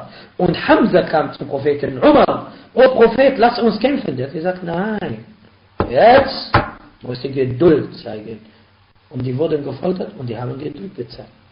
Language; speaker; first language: German; non-native, fluent; Arabic